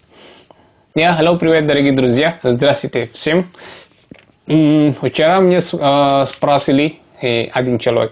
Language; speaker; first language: Russian; non-native, learner; Javanese